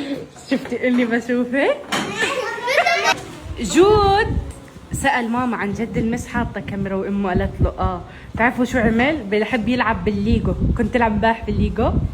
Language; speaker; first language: Arabic; native; Arabic